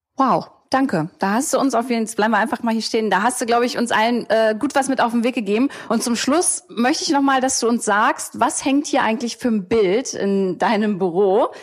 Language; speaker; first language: German; native; German